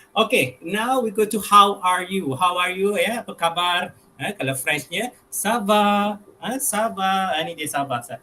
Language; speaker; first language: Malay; native; Malay